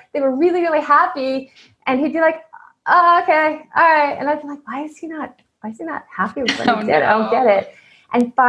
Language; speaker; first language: English; native; English